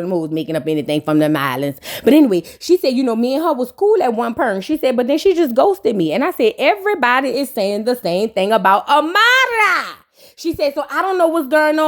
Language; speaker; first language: English; native; English